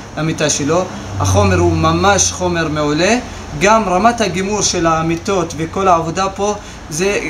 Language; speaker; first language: Hebrew; non-native, local second language; Arabic